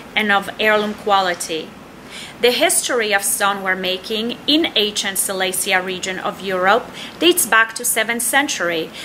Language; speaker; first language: English; non-native, fluent; Polish